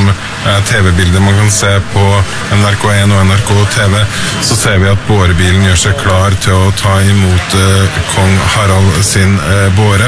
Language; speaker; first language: Norwegian; native; Norwegian